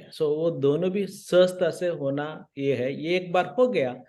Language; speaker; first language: Hindi; non-native, local second language; Marathi